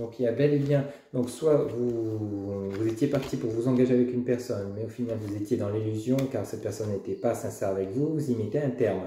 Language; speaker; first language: French; native; French